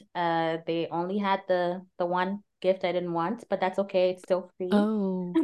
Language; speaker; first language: English; native; English